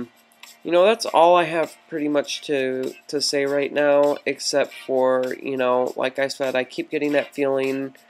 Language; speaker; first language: English; native; English